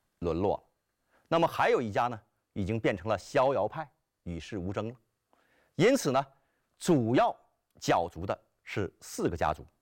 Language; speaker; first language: Chinese; native; Chinese